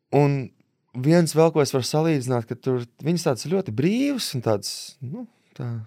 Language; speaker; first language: Latvian; native; Latvian